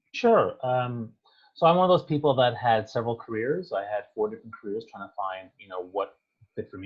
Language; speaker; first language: English; native; English